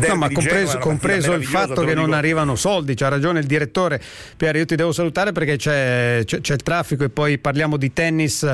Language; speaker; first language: Italian; native; Italian